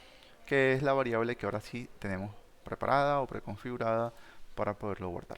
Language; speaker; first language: Spanish; native; Spanish